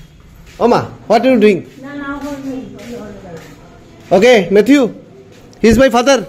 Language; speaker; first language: English; non-native, local second language; Bangla